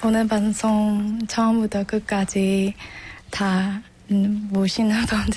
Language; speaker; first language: Korean; non-native, learner; Burmese